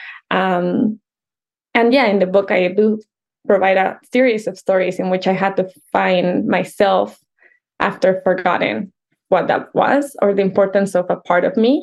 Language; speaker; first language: English; non-native, fluent; Spanish